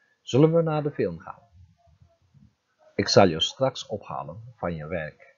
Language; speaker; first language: Dutch; non-native, fluent; Turkish